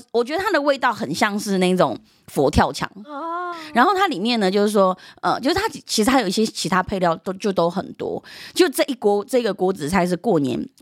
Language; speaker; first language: Chinese; early bilingual, heritage; Chinese